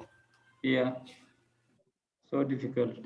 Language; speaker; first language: English; non-native, learner; French